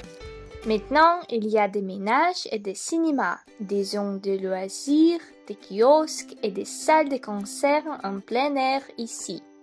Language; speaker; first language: French; non-native, learner; Russian